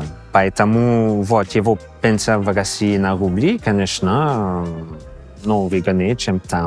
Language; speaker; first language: Russian; non-native, fluent; English